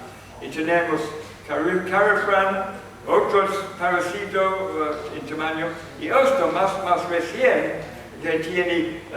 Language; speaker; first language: Spanish; non-native, fluent; English